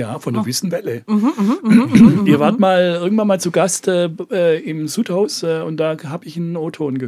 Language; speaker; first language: German; native; German